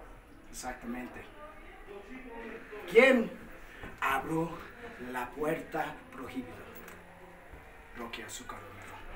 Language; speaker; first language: Spanish; non-native, fluent; English